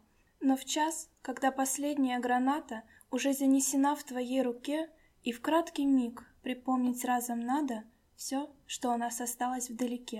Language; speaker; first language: Russian; native; Russian